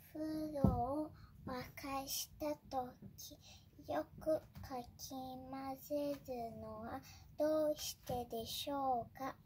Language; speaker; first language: Japanese; non-native, learner; Portuguese